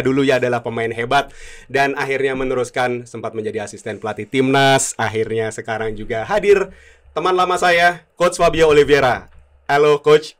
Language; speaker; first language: Indonesian; native; Indonesian